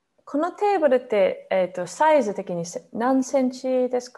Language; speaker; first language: Japanese; non-native, fluent; English